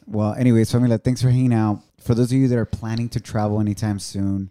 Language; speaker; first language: English; early bilingual, other home language; Spanish